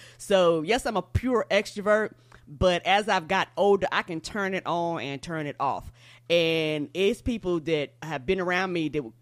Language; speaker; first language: English; native; English